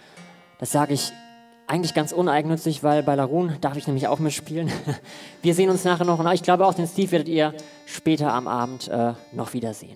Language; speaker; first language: German; native; German